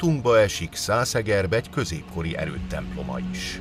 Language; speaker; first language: Hungarian; native; Hungarian